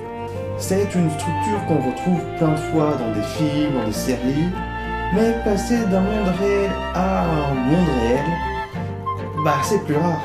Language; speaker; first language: French; native; French